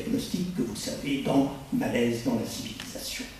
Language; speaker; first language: French; native; French